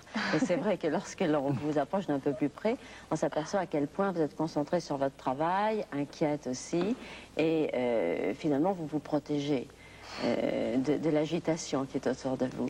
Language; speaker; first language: French; native; French